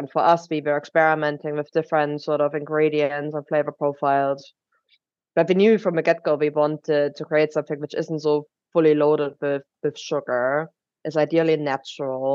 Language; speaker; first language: English; non-native, fluent; German